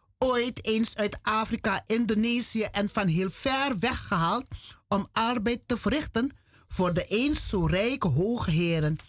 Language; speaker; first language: Dutch; native; Dutch